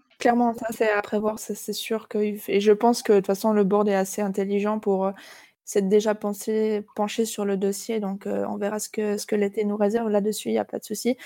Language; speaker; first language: French; native; French